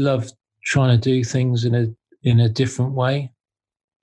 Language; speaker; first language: English; native; English